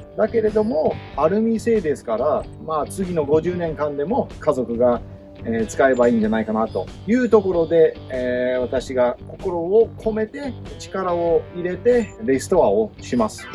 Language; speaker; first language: Japanese; non-native, fluent; English